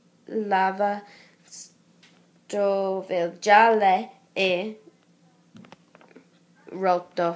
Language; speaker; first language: Italian; non-native, learner; English